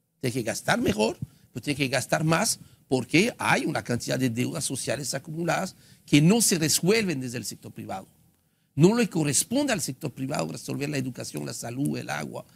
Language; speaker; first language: Spanish; non-native, fluent; French